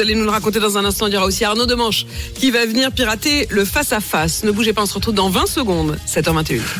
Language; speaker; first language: French; native; French